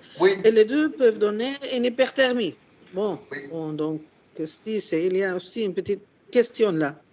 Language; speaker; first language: French; non-native, fluent; Arabic